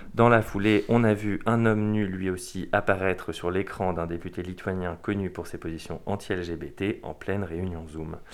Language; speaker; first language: French; native; French